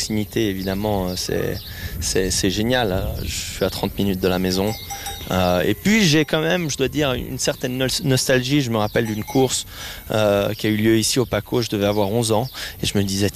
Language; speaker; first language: French; native; French